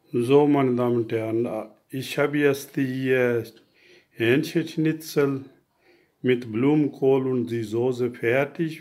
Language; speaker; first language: German; non-native, learner; Urdu